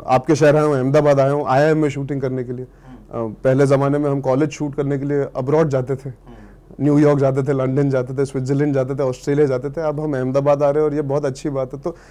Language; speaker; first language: Hindi; native; Hindi